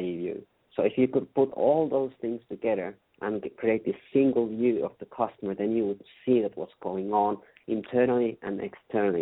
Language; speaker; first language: English; non-native, fluent; Finnish